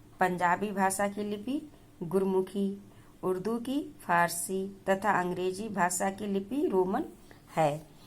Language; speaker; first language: Hindi; native; Hindi